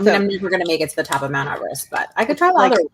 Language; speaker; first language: English; native; English